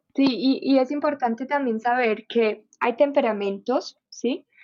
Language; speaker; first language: Spanish; non-native, fluent; German